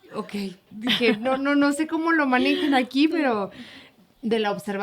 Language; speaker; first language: Spanish; native; Spanish